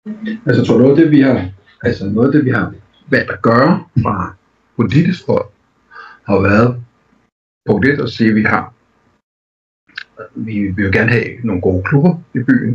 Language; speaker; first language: Danish; native; Danish